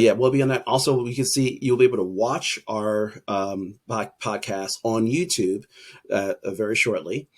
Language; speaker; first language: English; native; English